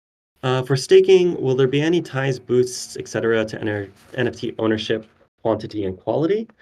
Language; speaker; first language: English; native; English